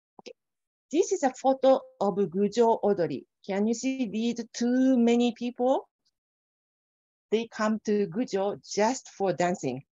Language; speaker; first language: English; non-native, fluent; Japanese